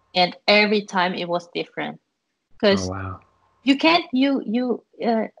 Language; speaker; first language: English; non-native, fluent; Dutch